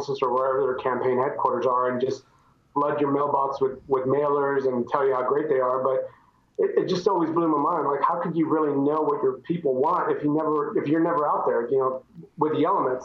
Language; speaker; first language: English; native; English